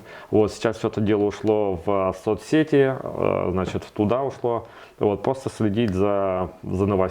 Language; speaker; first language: Russian; native; Russian